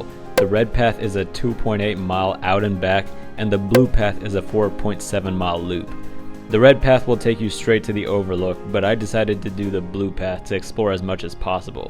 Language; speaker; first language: English; native; English